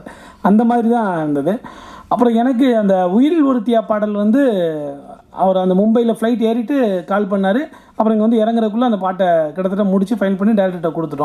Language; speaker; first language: Tamil; native; Tamil